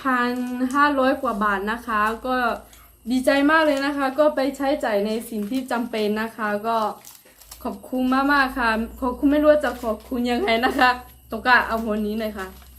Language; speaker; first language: Thai; non-native, local second language; Akha